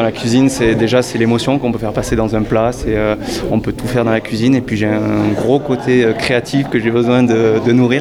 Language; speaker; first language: French; native; French